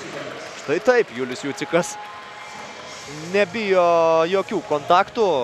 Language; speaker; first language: Lithuanian; native; Lithuanian